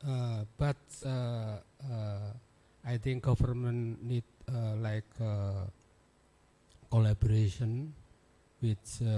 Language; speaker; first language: English; non-native, learner; Indonesian